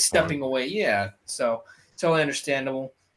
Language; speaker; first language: English; native; English